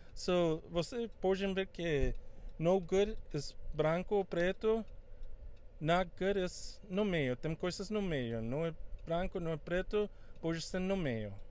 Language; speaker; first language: Portuguese; non-native, fluent; Spanish